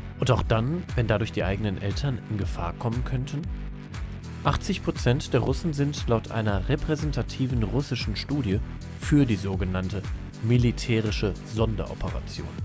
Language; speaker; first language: German; native; German